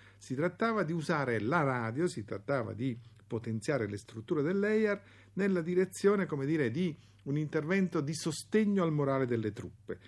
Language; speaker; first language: Italian; native; Italian